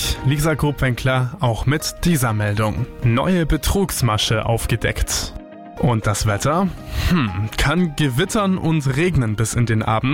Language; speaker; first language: German; native; German